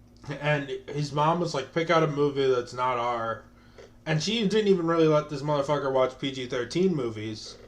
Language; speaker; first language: English; native; English